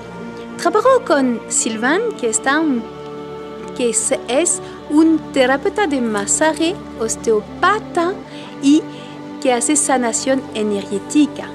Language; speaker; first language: Spanish; non-native, learner; French